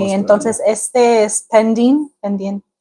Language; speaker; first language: Spanish; non-native, learner; English